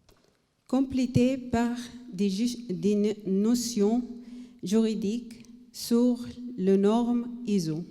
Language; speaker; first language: French; non-native, learner; Arabic